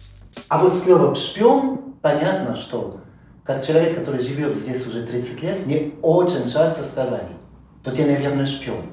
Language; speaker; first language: Russian; non-native, fluent; French